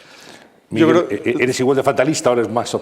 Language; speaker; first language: Spanish; native; Spanish